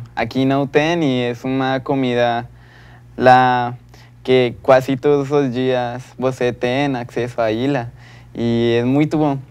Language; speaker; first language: Portuguese; non-native, learner; Spanish